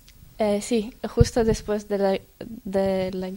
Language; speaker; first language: Spanish; non-native, learner; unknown